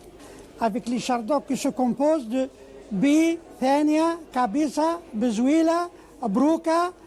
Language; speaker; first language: French; non-native, learner; Arabic